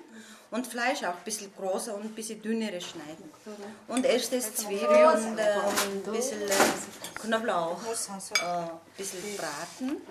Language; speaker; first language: German; non-native, learner; Mongolian